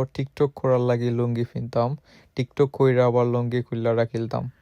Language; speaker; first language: Bangla; native; Bangla